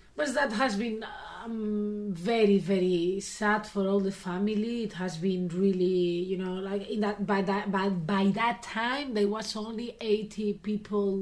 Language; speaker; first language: English; non-native, fluent; Spanish